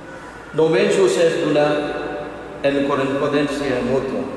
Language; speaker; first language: Catalan; non-native, fluent; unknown